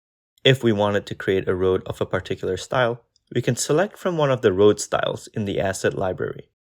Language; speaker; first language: English; native; English